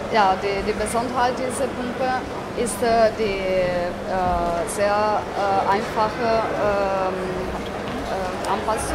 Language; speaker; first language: German; non-native, fluent; Italian